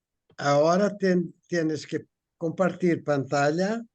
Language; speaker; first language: Spanish; non-native, fluent; Portuguese